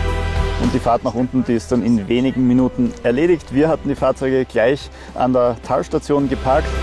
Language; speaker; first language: German; native; German